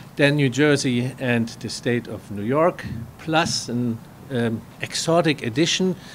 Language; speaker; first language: English; non-native, fluent; German